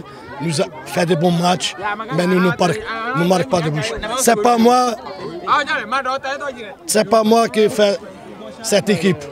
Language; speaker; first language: French; non-native, learner; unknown